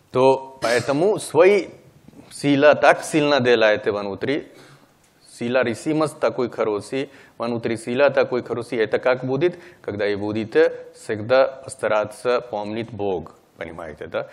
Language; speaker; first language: Russian; non-native, learner; Hindi